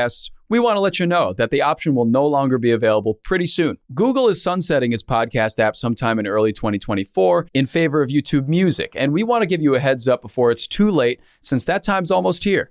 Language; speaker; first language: English; native; English